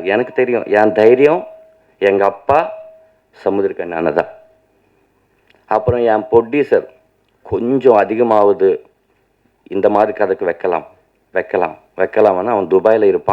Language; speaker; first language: Tamil; non-native, learner; Telugu